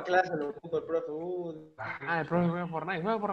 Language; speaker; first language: Spanish; native; Spanish